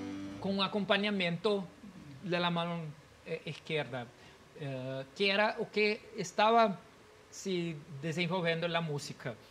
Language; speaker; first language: Spanish; non-native, learner; Portuguese